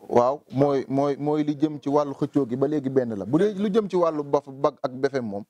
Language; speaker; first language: Wolof; native; Wolof